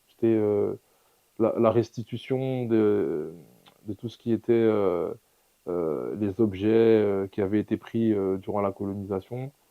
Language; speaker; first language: French; early bilingual, other home language; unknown